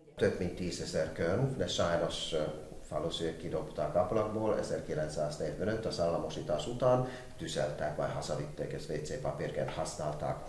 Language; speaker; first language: Hungarian; non-native, fluent; Finnish